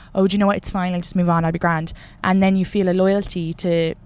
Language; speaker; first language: English; native; English